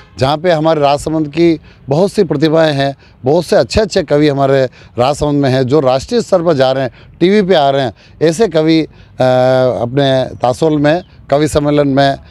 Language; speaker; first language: Hindi; native; Hindi